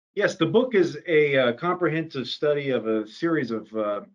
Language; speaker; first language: English; native; English